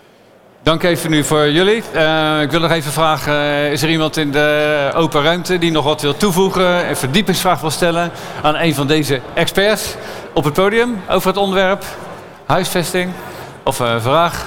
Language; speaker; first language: Dutch; native; Dutch